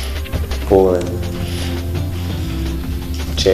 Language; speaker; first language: German; non-native, learner; Serbian